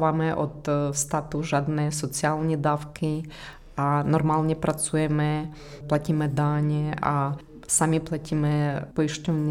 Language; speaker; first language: Czech; non-native, learner; Ukrainian